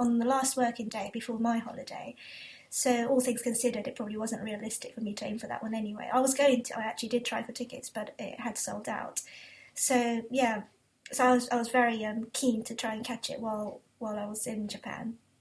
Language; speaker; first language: English; early bilingual, other home language; Japanese